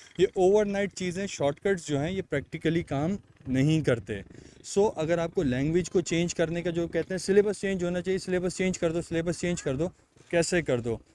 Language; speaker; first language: Urdu; native; Urdu